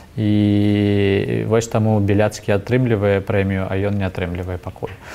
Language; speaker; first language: Belarusian; non-native, local second language; Russian